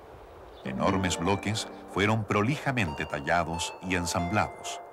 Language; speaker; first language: Spanish; native; Spanish